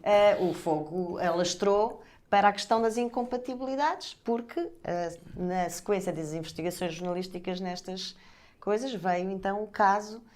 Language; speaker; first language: Portuguese; native; Portuguese